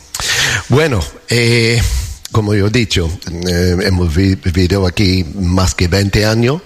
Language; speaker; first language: Spanish; non-native, fluent; English